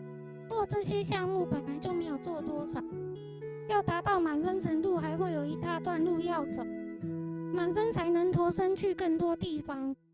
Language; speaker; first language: Chinese; native; Chinese